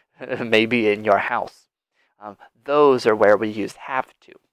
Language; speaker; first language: English; native; English